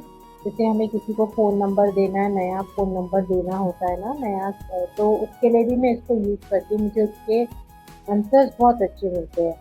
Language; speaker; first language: Hindi; native; Hindi